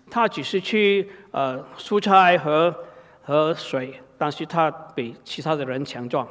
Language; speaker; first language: Chinese; native; Chinese